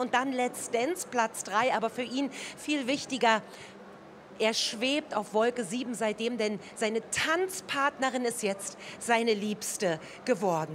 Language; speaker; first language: German; native; German